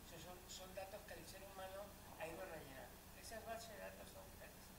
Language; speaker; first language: Spanish; native; Spanish